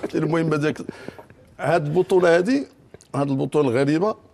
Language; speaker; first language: Arabic; native; Arabic